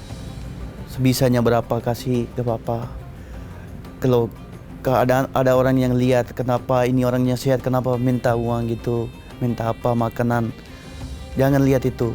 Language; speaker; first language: Indonesian; non-native, learner; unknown